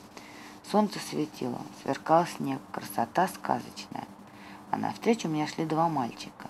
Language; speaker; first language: Russian; native; Russian